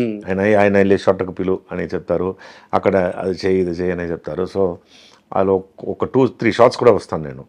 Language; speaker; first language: Telugu; non-native, fluent; Tamil